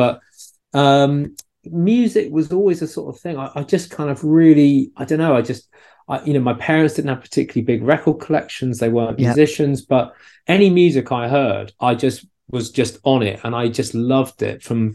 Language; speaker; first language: English; native; English